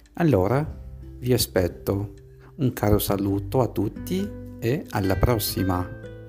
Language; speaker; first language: Italian; non-native, fluent; Portuguese